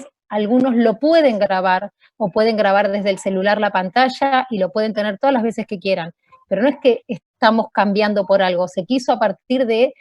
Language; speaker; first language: Spanish; native; Spanish